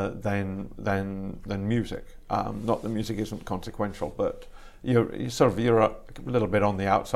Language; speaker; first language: English; native; English